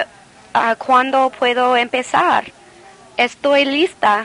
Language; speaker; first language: Spanish; non-native, learner; English